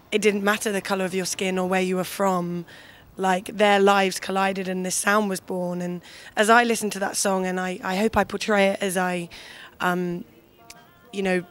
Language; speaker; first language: English; native; English